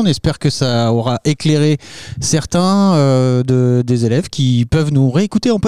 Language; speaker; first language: French; native; French